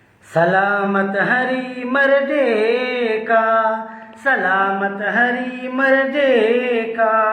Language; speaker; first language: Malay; non-native, learner; Urdu